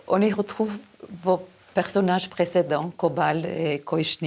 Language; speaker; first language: French; non-native, fluent; Serbian